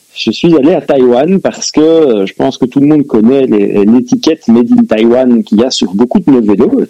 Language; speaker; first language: French; native; French